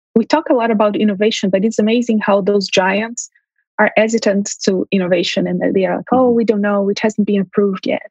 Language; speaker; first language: English; early bilingual, heritage; Armenian